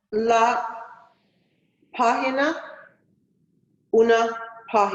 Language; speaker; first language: Spanish; non-native, learner; English